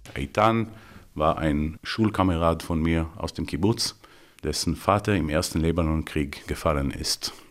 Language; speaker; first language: German; non-native, fluent; Hebrew